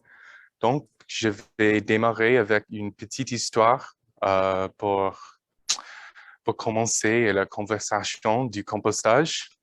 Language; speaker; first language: French; non-native, learner; English